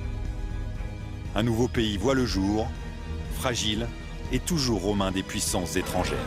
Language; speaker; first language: French; native; French